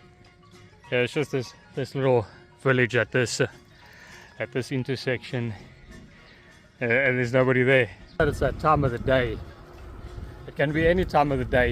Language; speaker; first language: English; native; English